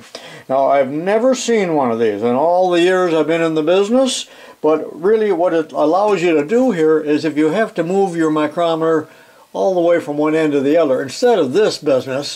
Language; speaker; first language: English; native; English